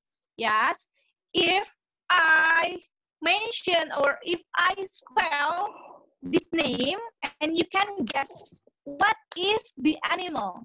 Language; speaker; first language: English; non-native, learner; Indonesian